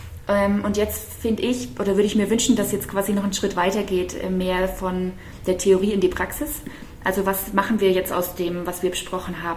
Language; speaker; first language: German; native; German